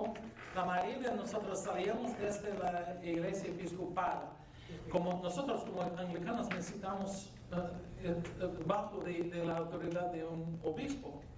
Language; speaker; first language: Spanish; non-native, fluent; English